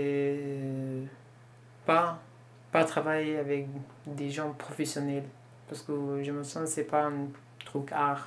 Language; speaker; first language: French; non-native, learner; Kurdish